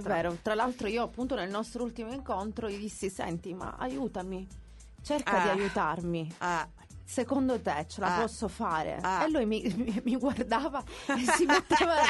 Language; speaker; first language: Italian; native; Italian